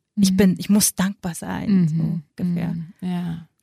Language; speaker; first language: German; early bilingual, other home language; Filipino